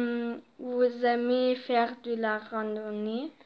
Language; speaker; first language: French; non-native, learner; German